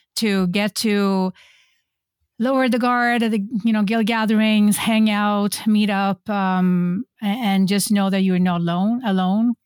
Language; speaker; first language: English; non-native, fluent; Swedish